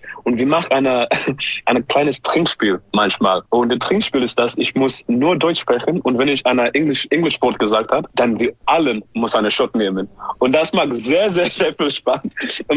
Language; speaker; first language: German; non-native, learner; English